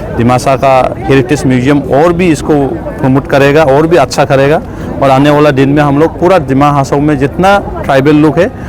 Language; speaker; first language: Hindi; non-native, local second language; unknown